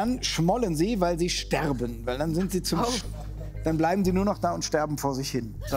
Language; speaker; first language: German; native; German